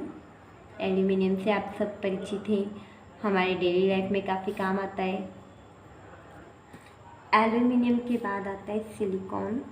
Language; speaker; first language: Hindi; native; Hindi